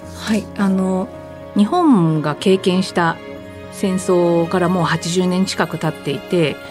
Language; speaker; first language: Japanese; native; Japanese